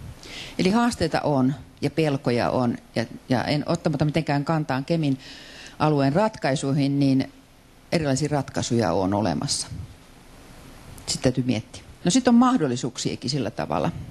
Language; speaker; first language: Finnish; native; Finnish